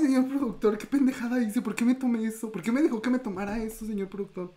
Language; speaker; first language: Spanish; native; Spanish